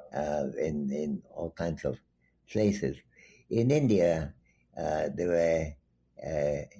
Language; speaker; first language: English; non-native, local second language; Bangla